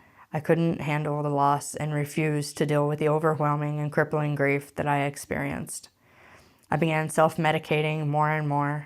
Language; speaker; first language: English; native; English